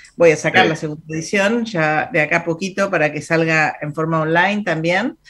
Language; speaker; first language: Spanish; native; Spanish